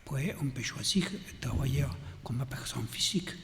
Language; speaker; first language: French; non-native, learner; Catalan